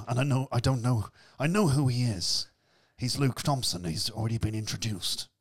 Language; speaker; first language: English; native; English